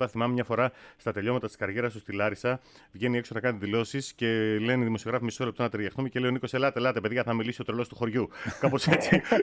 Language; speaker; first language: Greek; native; Greek